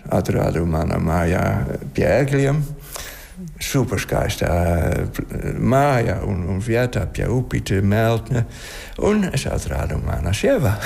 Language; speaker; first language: Latvian; non-native, learner; Dutch